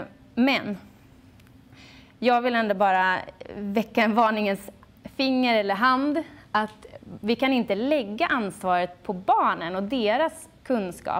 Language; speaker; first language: Swedish; native; Swedish